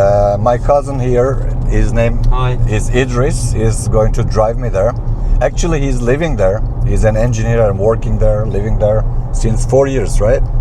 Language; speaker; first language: English; non-native, fluent; Turkish